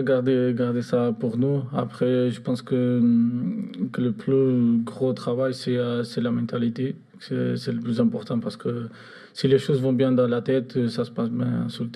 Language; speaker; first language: French; non-native, fluent; Portuguese